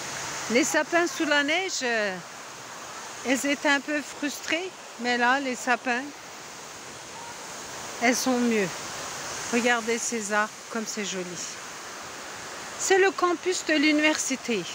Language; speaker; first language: French; non-native, fluent; Turkish